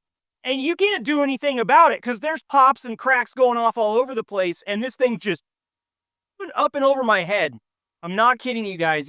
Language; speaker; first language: English; native; English